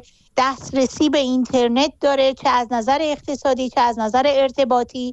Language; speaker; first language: Persian; native; Persian